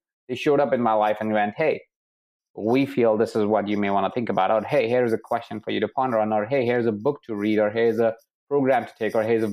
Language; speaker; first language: English; non-native, local second language; Hindi